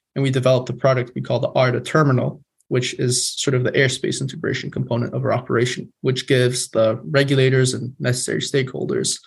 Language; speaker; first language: English; non-native, fluent; Polish